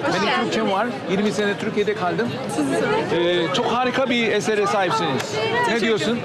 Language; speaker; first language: Turkish; non-native, fluent; Korean